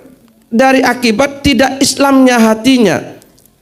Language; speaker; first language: Indonesian; native; Indonesian